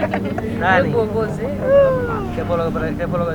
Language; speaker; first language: Spanish; non-native, learner; Haitian Creole